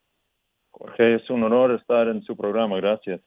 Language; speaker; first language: Spanish; early bilingual, heritage; Spanish